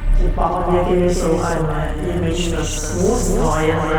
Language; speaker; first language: German; non-native, learner; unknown